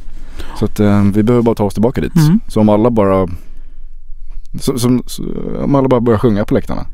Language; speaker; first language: Swedish; native; Swedish